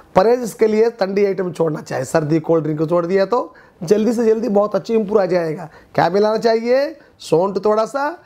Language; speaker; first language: Hindi; non-native, local second language; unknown